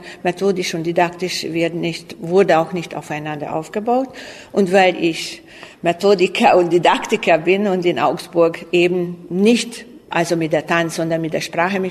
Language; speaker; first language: German; non-native, local second language; Hungarian